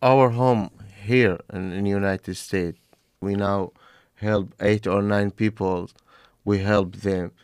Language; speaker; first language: English; non-native, learner; Arabic